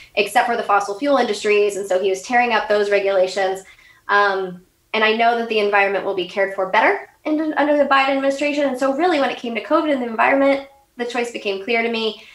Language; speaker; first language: English; native; English